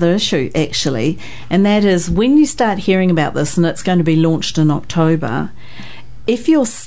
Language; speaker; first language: English; native; English